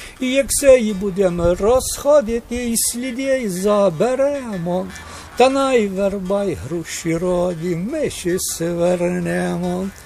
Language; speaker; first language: Ukrainian; native; Ukrainian